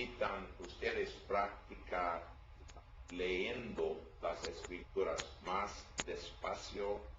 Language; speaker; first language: Spanish; non-native, learner; English